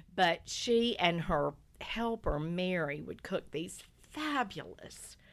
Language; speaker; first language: English; native; English